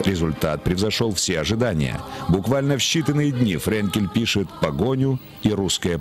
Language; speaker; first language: Russian; native; Russian